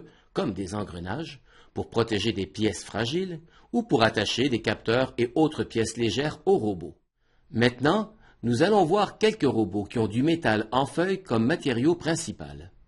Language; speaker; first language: French; native; French